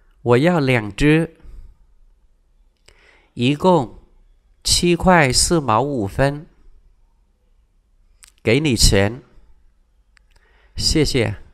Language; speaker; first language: Chinese; non-native, fluent; Vietnamese